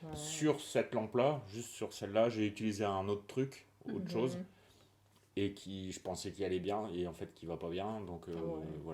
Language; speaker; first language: French; native; French